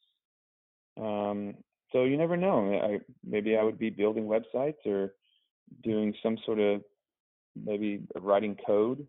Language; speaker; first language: English; native; English